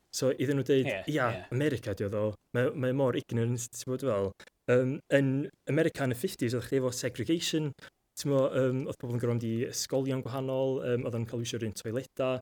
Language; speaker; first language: Welsh; native; Welsh